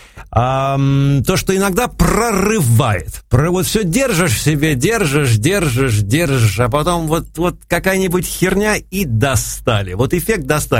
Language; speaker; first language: Russian; native; Russian